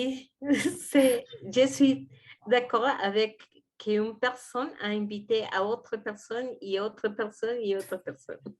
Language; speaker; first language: French; non-native, learner; Spanish